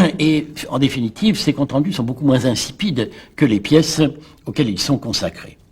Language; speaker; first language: French; native; French